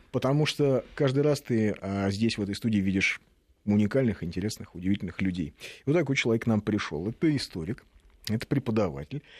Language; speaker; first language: Russian; native; Russian